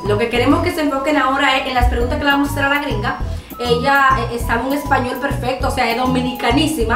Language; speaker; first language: Spanish; native; Spanish